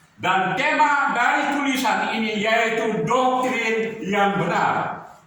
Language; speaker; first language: Indonesian; native; Indonesian